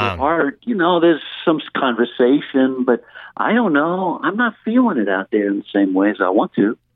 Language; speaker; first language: English; native; English